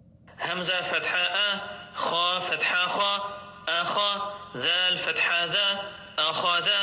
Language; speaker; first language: Arabic; non-native, fluent; Oromo